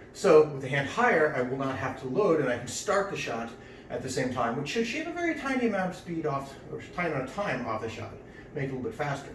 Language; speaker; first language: English; native; English